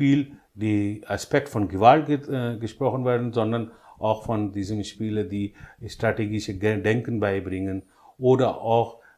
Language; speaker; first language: German; non-native, learner; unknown